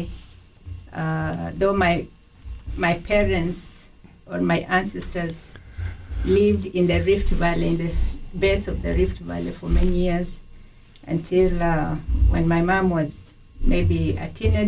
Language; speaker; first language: English; non-native, local second language; Kalenjin